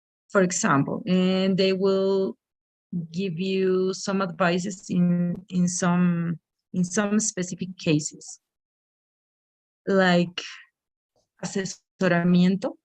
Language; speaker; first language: English; non-native, fluent; Spanish